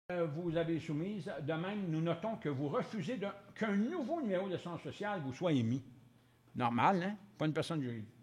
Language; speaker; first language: French; native; French